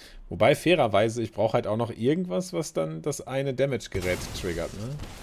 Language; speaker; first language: German; native; German